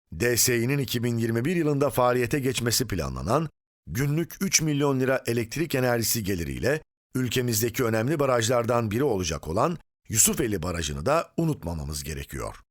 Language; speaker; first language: Turkish; native; Turkish